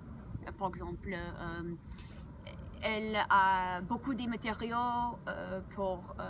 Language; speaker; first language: French; non-native, learner; English